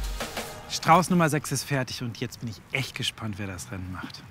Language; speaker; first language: German; native; German